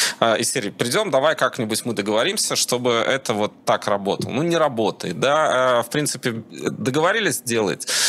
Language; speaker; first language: Russian; native; Russian